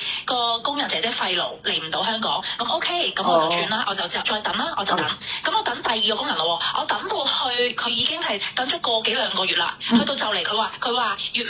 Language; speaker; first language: Cantonese; native; Cantonese